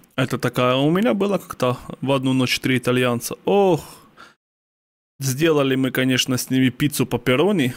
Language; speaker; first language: Russian; native; Russian